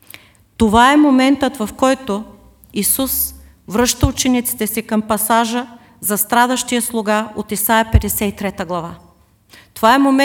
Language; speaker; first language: Bulgarian; native; Bulgarian